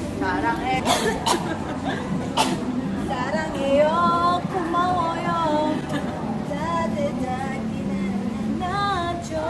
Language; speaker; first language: Korean; non-native, learner; Filipino